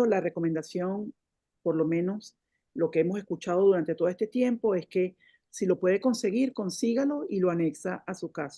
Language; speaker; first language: Spanish; native; Spanish